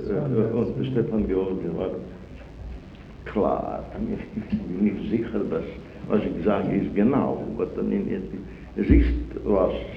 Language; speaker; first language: German; non-native, fluent; Italian